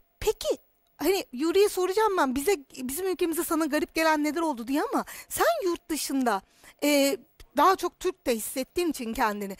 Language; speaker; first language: Turkish; native; Turkish